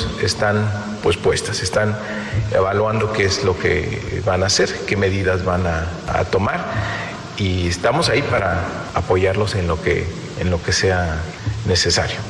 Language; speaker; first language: Spanish; native; Spanish